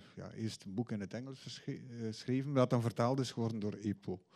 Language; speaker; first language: Dutch; native; Dutch